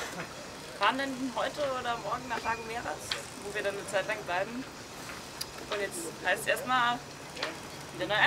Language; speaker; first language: German; native; German